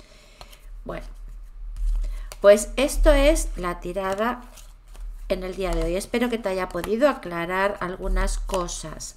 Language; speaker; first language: Spanish; native; Spanish